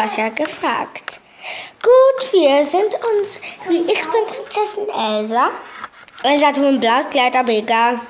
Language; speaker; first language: German; native; German